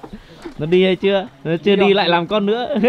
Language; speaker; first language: Vietnamese; native; Vietnamese